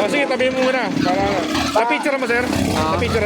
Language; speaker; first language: Filipino; native; Filipino